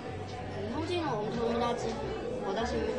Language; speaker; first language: Japanese; non-native, learner; Chinese